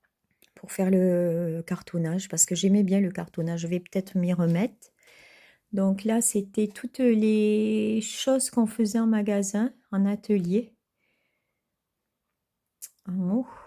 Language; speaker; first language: French; native; French